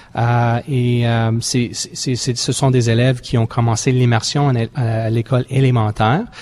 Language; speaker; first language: French; native; French